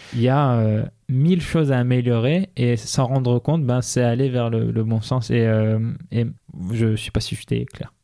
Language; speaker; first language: French; native; French